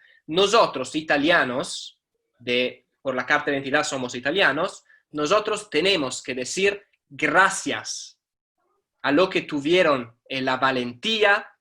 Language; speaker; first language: Spanish; non-native, fluent; Italian